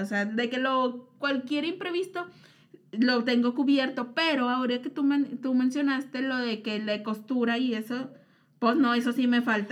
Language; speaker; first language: Spanish; native; Spanish